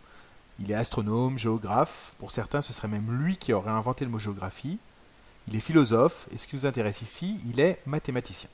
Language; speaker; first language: French; native; French